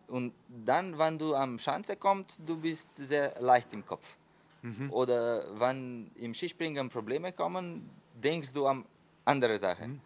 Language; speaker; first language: German; non-native, fluent; Slovenian